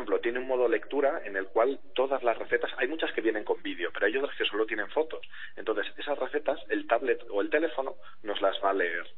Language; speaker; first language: Spanish; native; Spanish